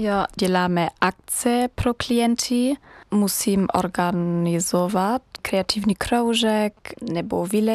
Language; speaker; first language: Czech; non-native, learner; German